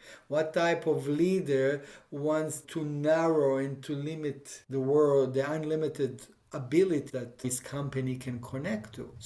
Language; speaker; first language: English; non-native, fluent; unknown